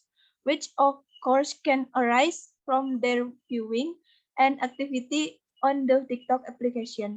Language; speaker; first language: English; non-native, fluent; Indonesian